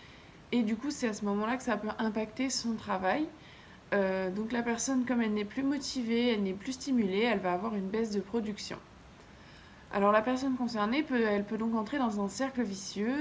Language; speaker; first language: French; native; French